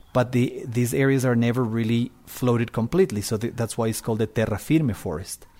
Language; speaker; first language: English; non-native, fluent; Spanish